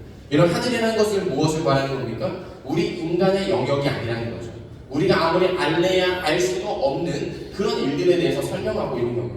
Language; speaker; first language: Korean; native; Korean